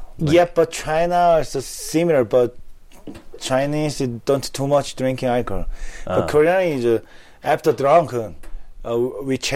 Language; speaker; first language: English; non-native, learner; Korean